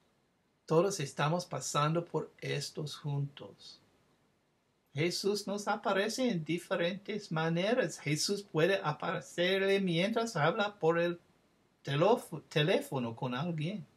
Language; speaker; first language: Spanish; non-native, fluent; English